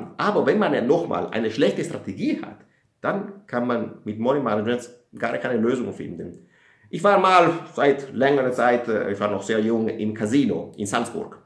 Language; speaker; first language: German; non-native, fluent; Italian